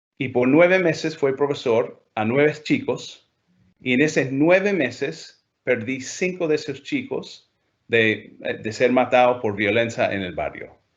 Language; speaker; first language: Spanish; non-native, fluent; English